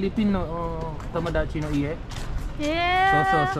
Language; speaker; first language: Japanese; non-native, learner; Filipino